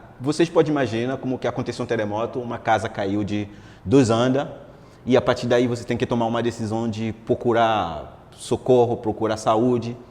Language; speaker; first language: Portuguese; non-native, fluent; Haitian Creole